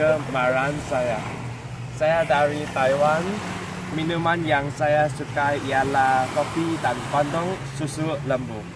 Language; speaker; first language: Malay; non-native, learner; Chinese